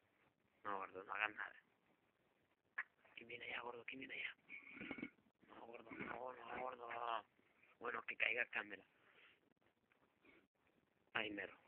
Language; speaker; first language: Spanish; native; Spanish